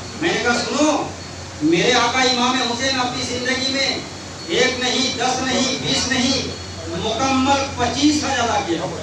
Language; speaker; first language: Urdu; non-native, local second language; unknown